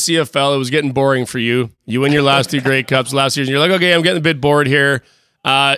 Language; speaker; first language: English; native; English